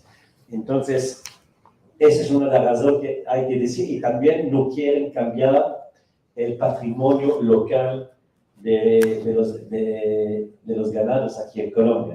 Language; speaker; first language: Spanish; non-native, fluent; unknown